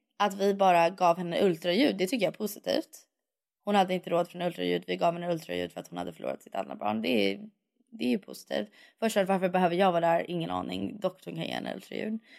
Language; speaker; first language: Swedish; early bilingual, heritage; Swedish